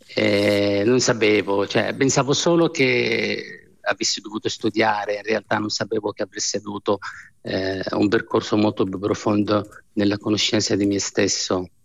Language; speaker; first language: Italian; non-native, fluent; Arabic